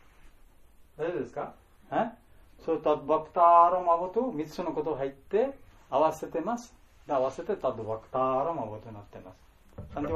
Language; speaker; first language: Japanese; non-native, fluent; Bangla